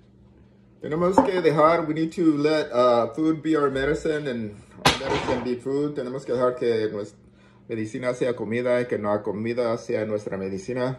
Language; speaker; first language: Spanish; early bilingual, heritage; Spanish